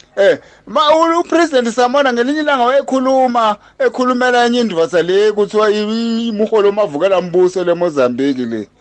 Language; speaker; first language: Zulu; non-native, local second language; Swati